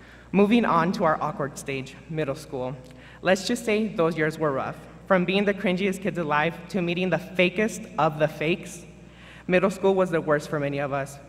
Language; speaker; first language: English; early bilingual, other home language; Spanish